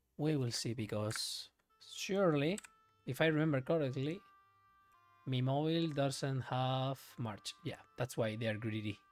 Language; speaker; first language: English; non-native, fluent; Spanish